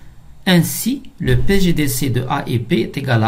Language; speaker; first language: French; non-native, local second language; Arabic